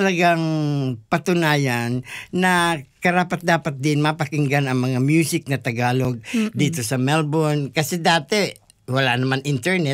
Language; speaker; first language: Filipino; non-native, local second language; Bikol